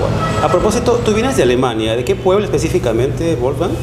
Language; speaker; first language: Spanish; native; Spanish